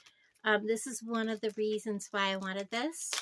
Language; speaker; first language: English; native; English